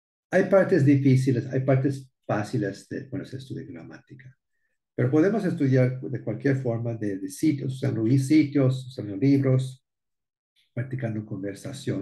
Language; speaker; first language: Spanish; early bilingual, heritage; Spanish